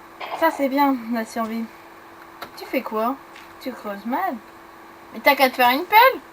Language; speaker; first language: French; native; French